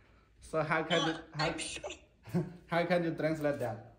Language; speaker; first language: English; non-native, learner; Khmer